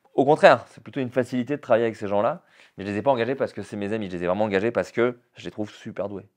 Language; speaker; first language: French; native; French